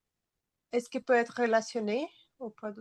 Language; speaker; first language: French; non-native, fluent; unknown